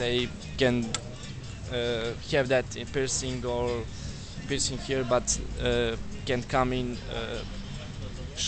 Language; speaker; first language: English; non-native, learner; Serbian